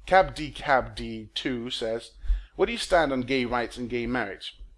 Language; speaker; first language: English; non-native, fluent; Danish